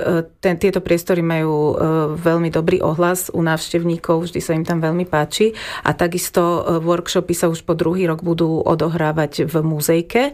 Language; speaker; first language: Slovak; native; Slovak